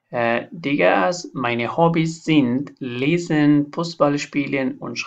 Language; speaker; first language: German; non-native, fluent; Persian